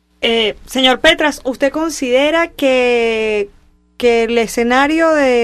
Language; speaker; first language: Spanish; native; Spanish